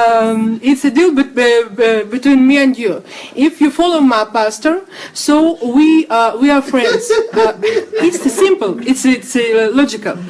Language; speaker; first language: English; non-native, learner; Russian